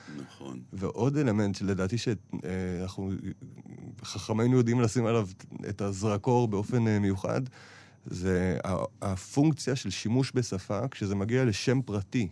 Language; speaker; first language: Hebrew; native; Hebrew